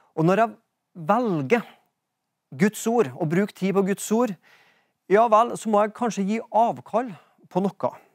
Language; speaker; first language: Norwegian; native; Norwegian